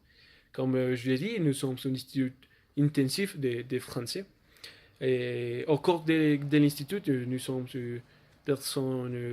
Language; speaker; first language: French; non-native, learner; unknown